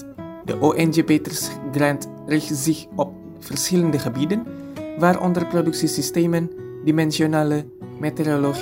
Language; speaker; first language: Dutch; non-native, fluent; Indonesian